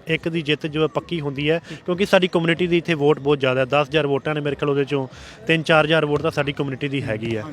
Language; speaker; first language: Punjabi; non-native, local second language; Haryanvi